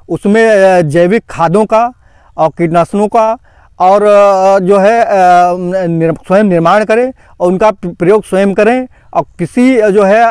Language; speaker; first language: Hindi; native; Hindi